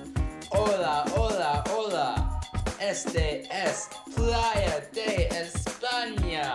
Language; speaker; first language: Spanish; non-native, learner; English